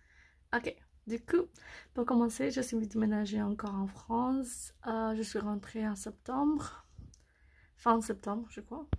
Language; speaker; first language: French; non-native, learner; English